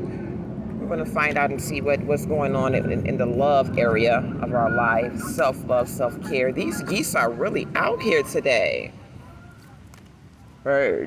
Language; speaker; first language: English; native; English